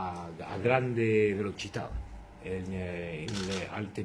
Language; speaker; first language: Italian; non-native, fluent; French